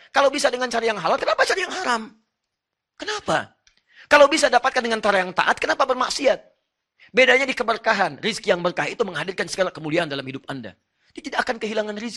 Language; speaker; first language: Indonesian; non-native, fluent; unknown